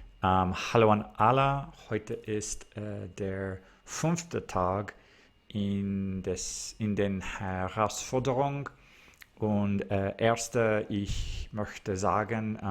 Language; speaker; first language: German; non-native, learner; English